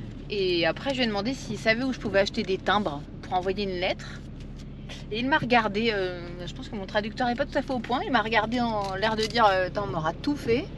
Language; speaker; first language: French; native; French